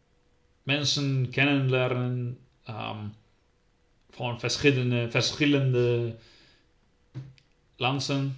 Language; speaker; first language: Dutch; non-native, learner; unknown